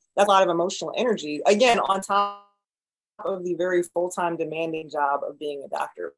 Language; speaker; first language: English; native; English